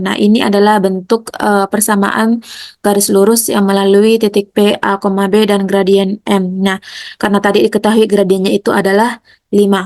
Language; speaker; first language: Indonesian; native; Indonesian